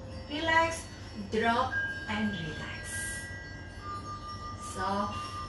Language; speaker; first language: English; non-native, learner; Indonesian